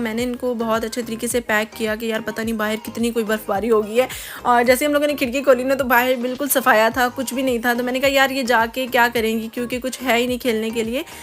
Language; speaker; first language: Urdu; native; Urdu